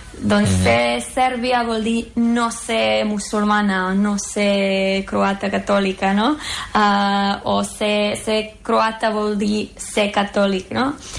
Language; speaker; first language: Catalan; non-native, fluent; Serbian